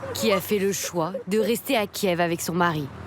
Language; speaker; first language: French; native; French